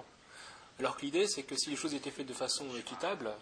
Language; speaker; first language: French; native; French